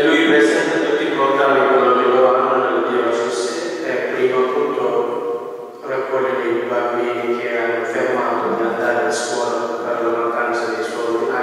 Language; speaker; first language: Italian; non-native, fluent; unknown